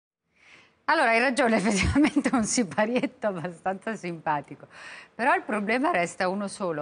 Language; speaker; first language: Italian; native; Italian